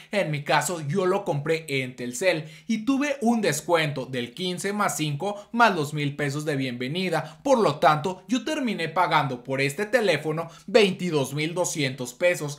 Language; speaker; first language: Spanish; native; Spanish